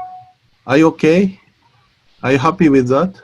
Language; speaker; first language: English; non-native, fluent; Japanese